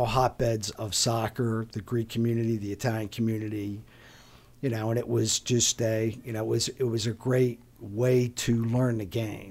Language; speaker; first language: English; native; English